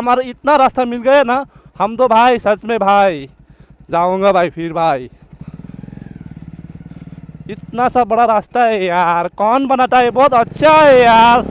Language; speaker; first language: Hindi; non-native, learner; Nepali